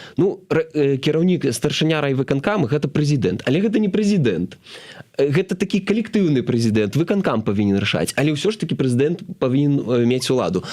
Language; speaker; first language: Belarusian; non-native, local second language; Russian